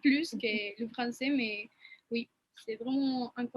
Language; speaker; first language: French; non-native, fluent; Spanish